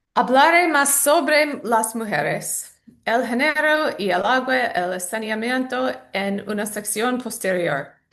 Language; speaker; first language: Spanish; non-native, learner; English